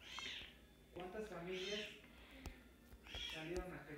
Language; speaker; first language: Spanish; native; Spanish